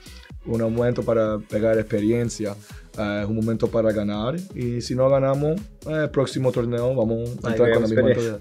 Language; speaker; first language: Portuguese; non-native, learner; Spanish